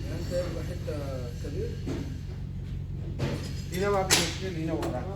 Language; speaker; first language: Arabic; non-native, learner; Filipino